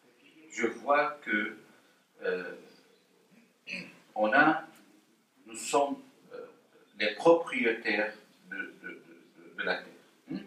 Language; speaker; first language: French; non-native, fluent; Arabic